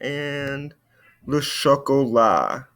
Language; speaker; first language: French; non-native, fluent; English